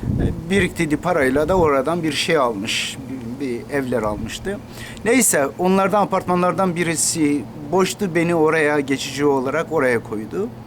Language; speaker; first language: Turkish; non-native, local second language; Kurdish